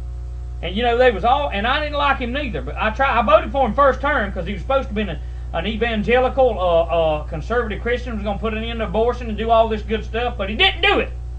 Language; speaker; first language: English; native; English